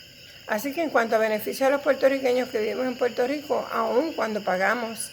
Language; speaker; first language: Spanish; native; Spanish